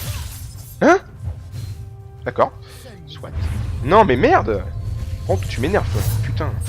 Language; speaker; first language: French; native; French